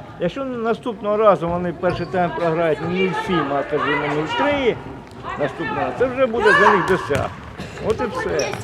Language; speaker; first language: Ukrainian; non-native, local second language; Russian